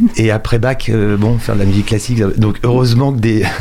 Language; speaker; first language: French; native; French